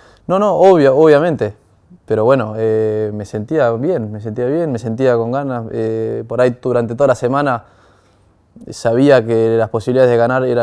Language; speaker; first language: Spanish; native; Spanish